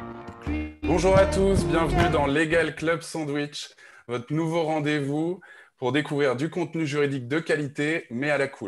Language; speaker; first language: French; native; French